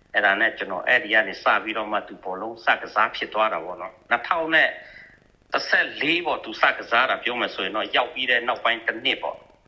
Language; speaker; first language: Burmese; non-native, local second language; Shan